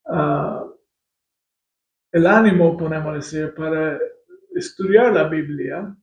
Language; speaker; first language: Spanish; non-native, fluent; English